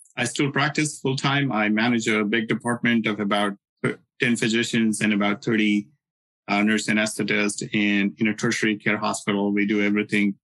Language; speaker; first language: English; non-native, local second language; Hindi